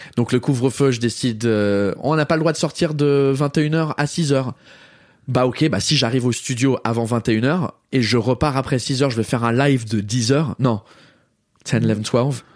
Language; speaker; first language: French; early bilingual, heritage; English